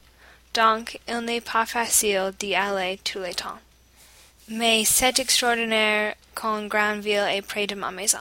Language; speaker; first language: French; non-native, learner; English